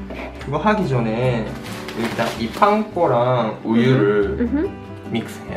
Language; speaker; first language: Korean; non-native, fluent; Japanese